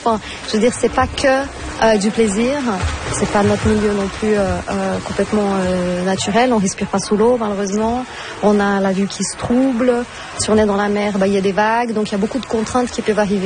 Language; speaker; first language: French; non-native, fluent; Portuguese